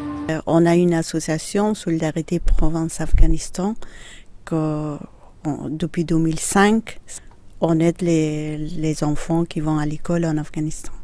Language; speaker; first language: French; non-native, fluent; Persian